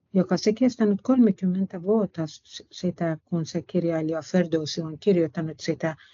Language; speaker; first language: Finnish; non-native, fluent; Persian